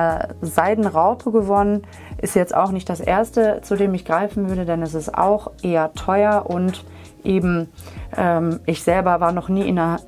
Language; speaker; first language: German; native; German